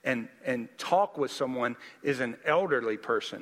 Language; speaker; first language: English; native; English